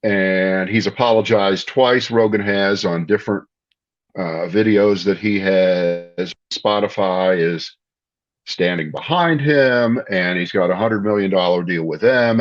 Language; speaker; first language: English; native; English